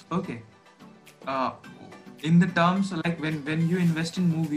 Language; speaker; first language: English; non-native, local second language; Hindi